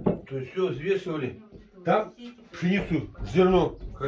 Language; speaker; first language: Russian; native; Russian